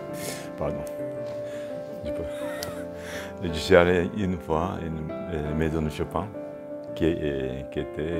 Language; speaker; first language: French; non-native, fluent; Japanese